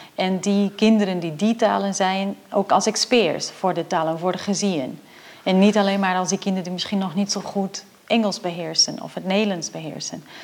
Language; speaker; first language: Dutch; non-native, fluent; Portuguese